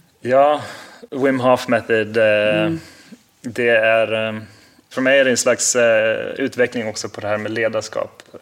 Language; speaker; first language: Swedish; early bilingual, heritage; Swedish